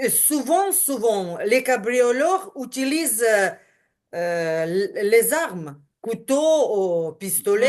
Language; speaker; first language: French; non-native, learner; Ukrainian